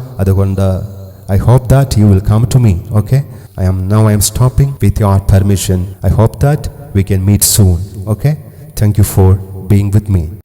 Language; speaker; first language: English; non-native, local second language; Malayalam